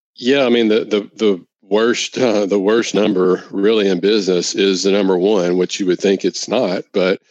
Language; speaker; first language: English; native; English